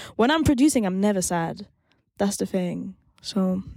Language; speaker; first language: English; non-native, fluent; French